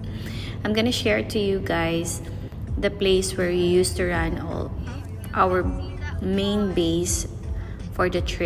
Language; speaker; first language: English; non-native, local second language; Filipino